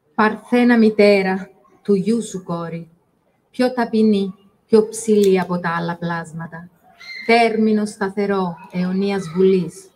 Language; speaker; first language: Greek; non-native, fluent; Italian